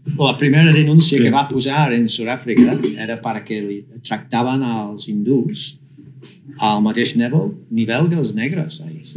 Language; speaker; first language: Catalan; non-native, fluent; English